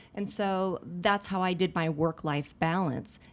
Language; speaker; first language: English; native; English